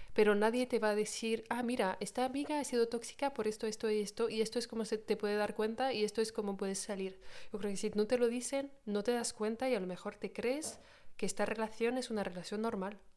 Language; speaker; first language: Spanish; non-native, fluent; French